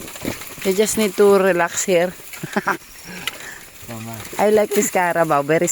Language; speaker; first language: English; non-native, local second language; Filipino